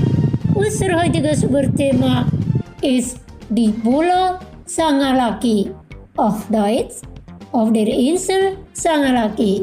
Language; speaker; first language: German; non-native, fluent; Indonesian